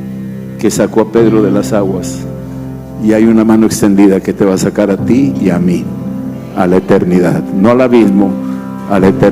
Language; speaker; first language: Spanish; native; Spanish